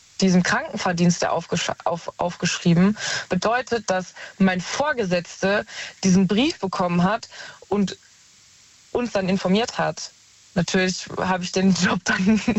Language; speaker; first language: German; native; German